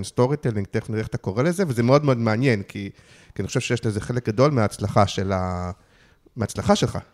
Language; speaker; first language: Hebrew; native; Hebrew